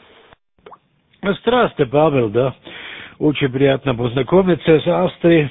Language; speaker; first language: Russian; non-native, learner; German